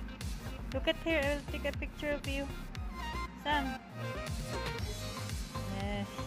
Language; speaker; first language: English; non-native, learner; Filipino